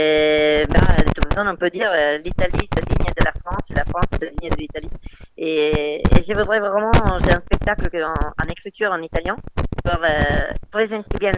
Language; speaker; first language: French; non-native, fluent; Italian